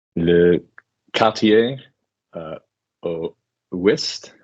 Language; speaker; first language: French; non-native, learner; English